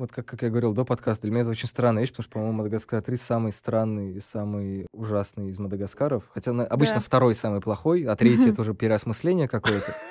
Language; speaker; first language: Russian; native; Russian